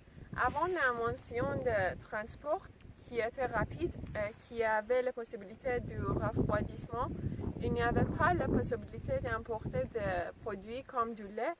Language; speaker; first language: French; non-native, learner; English